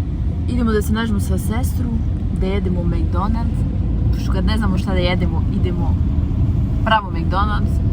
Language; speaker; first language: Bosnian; early bilingual, heritage; Serbian